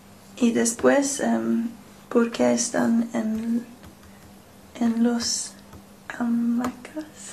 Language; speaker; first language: Spanish; non-native, learner; English